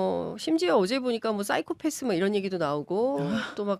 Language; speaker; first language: Korean; native; Korean